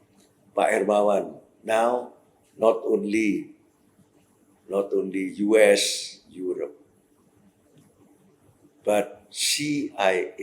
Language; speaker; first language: English; non-native, fluent; Indonesian